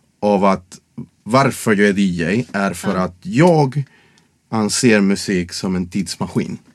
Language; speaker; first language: Swedish; non-native, fluent; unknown